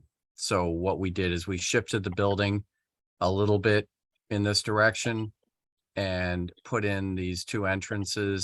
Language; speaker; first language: English; native; English